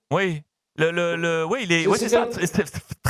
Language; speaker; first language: French; native; French